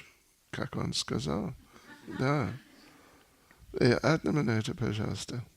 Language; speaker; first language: Russian; non-native, learner; English